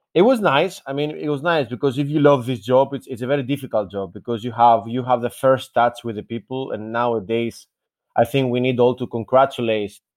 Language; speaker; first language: English; non-native, fluent; Greek